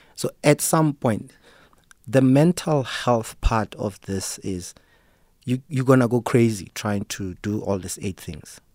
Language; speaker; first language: English; non-native, local second language; Southern Sotho